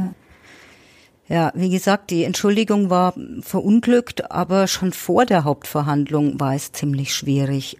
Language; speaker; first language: German; native; German